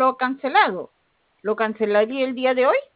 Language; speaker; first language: Spanish; native; Spanish